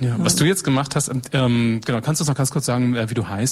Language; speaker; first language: German; native; German